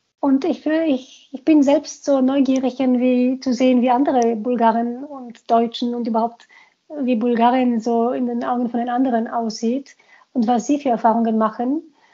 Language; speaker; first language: German; non-native, fluent; Bulgarian